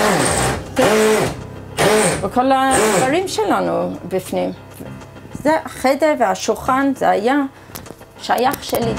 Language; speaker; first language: Hebrew; non-native, fluent; English